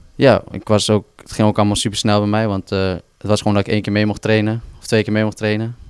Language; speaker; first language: Dutch; native; Dutch